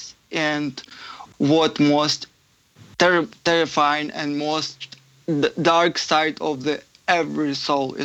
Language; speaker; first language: English; non-native, fluent; Ukrainian